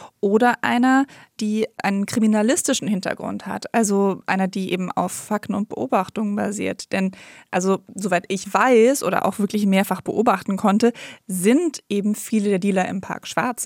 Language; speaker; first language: German; native; German